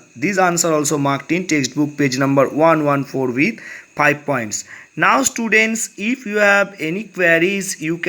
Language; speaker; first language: English; non-native, local second language; Bangla